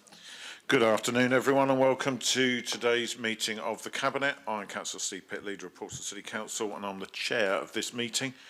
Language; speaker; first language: English; native; English